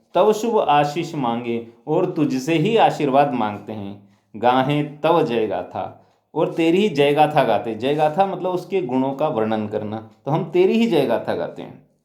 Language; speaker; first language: Hindi; native; Hindi